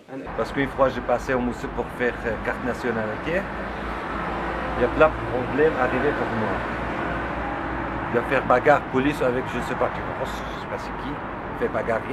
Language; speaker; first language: French; non-native, learner; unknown